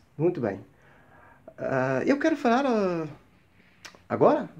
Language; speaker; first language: Portuguese; early bilingual, heritage; Portuguese